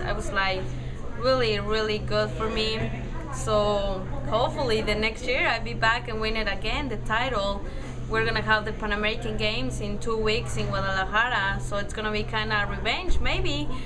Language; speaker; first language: English; non-native, fluent; Spanish